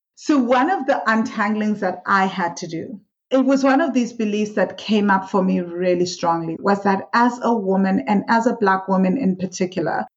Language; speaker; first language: English; non-native, local second language; Swati